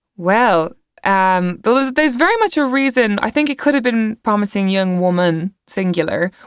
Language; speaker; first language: English; native; English